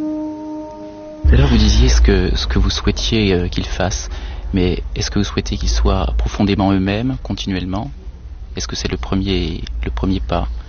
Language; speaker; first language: French; native; French